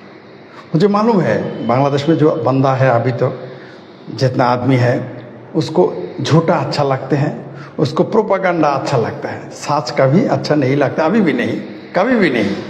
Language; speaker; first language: Hindi; non-native, fluent; Bangla